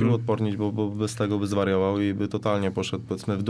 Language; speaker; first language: Polish; native; Polish